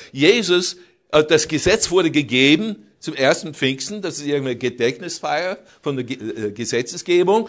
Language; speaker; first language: German; non-native, fluent; English